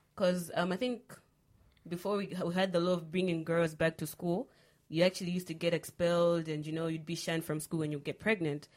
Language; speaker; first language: English; non-native, local second language; Nyanja